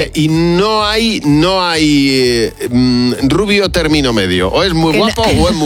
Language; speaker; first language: Spanish; native; Spanish